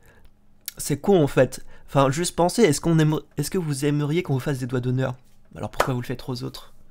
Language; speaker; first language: French; native; French